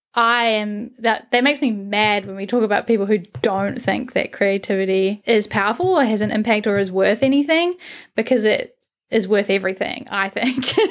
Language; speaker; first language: English; native; English